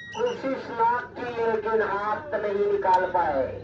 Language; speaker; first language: Hindi; non-native, local second language; Marathi